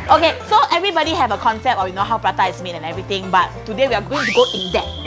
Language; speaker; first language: English; non-native, local second language; Chinese